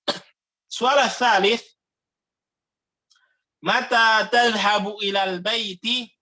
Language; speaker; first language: Arabic; non-native, fluent; Indonesian